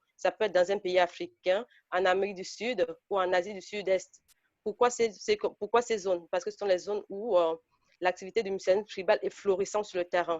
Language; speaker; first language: French; native; French